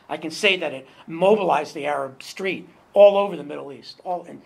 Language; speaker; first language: English; native; English